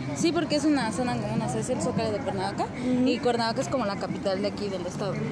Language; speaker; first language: Spanish; native; Spanish